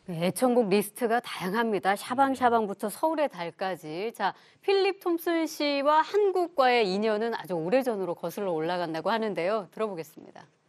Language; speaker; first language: Korean; native; Korean